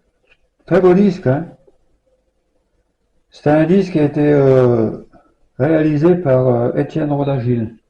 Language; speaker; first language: French; native; French